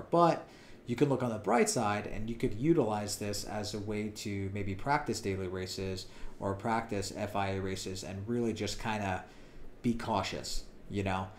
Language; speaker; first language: English; native; English